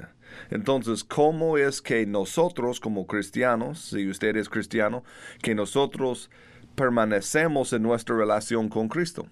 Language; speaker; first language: Spanish; non-native, learner; English